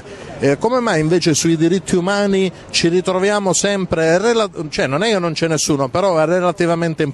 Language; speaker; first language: Italian; native; Italian